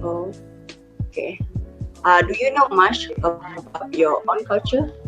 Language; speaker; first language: English; non-native, local second language; Malay